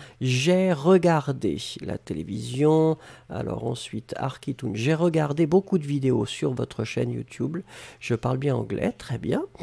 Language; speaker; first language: French; native; French